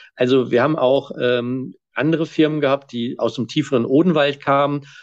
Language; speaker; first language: German; native; German